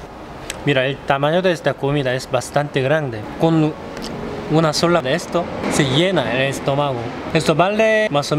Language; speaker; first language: Spanish; non-native, fluent; Korean